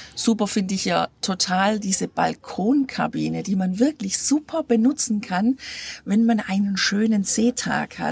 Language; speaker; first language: German; native; German